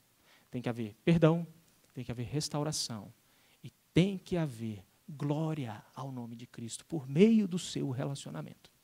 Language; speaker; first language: Portuguese; native; Portuguese